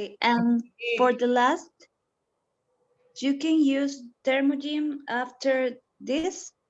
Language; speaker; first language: English; non-native, learner; Spanish